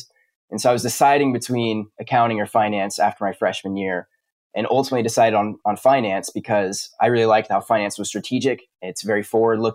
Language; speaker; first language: English; native; English